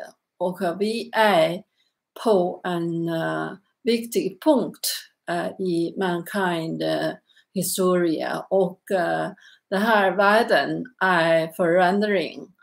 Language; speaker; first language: Swedish; non-native, learner; Chinese